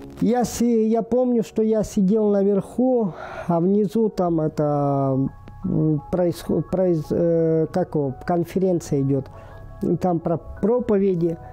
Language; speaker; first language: Russian; native; Russian